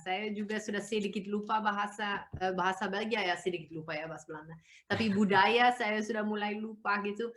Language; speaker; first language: Indonesian; non-native, fluent; Dutch